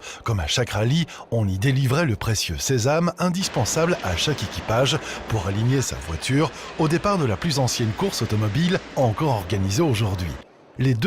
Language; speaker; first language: French; native; French